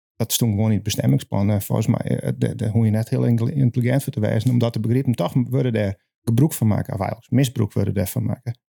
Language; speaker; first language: Dutch; non-native, local second language; Western Frisian